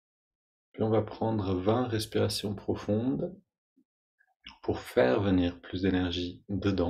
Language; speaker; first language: French; native; French